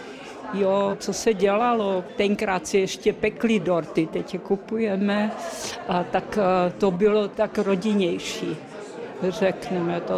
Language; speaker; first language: Czech; early bilingual, other home language; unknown